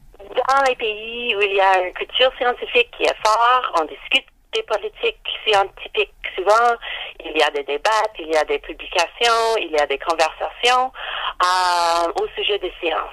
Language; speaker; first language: French; non-native, learner; English